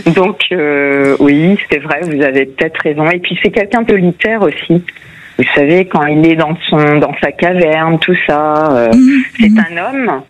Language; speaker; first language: French; non-native, fluent; Portuguese